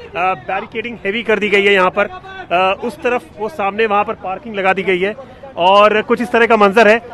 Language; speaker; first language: Hindi; native; Hindi